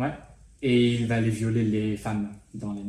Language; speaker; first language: French; early bilingual, heritage; French